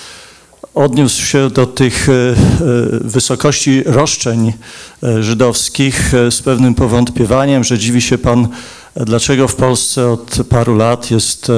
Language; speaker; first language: Polish; native; Polish